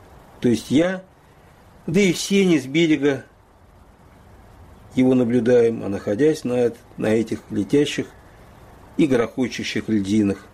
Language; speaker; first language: Russian; native; Russian